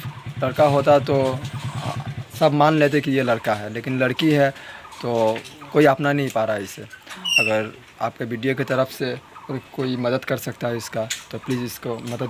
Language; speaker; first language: Hindi; non-native, local second language; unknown